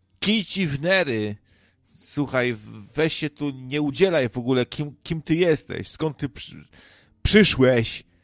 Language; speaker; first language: Polish; native; Polish